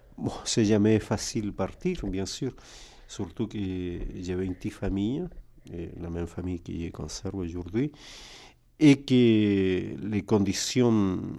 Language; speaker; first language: French; non-native, fluent; Spanish